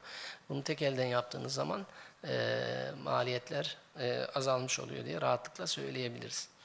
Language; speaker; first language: Turkish; native; Turkish